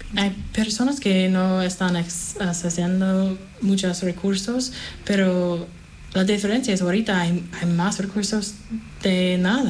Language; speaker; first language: Spanish; non-native, fluent; English